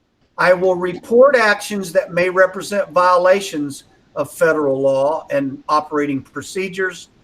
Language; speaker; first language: English; native; English